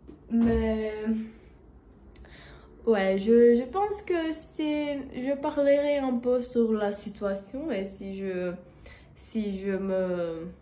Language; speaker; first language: French; non-native, learner; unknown